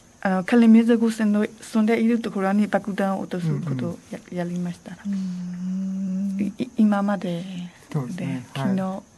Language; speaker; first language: Japanese; non-native, learner; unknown